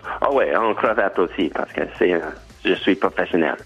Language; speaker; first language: French; non-native, learner; English